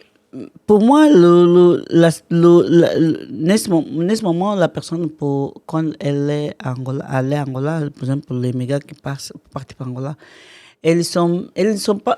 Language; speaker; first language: French; non-native, learner; Portuguese